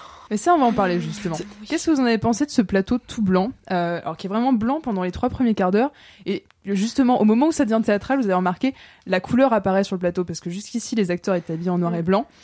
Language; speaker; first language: French; native; French